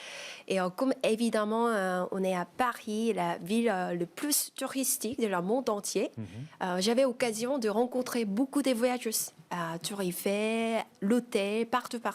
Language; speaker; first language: French; non-native, fluent; Korean